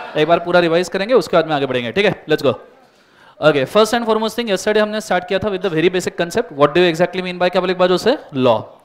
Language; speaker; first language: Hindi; non-native, local second language; Marathi